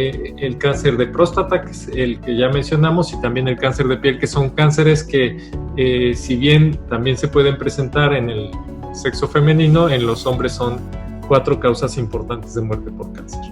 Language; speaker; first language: Spanish; native; Spanish